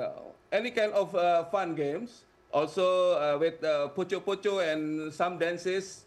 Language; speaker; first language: English; non-native, fluent; Indonesian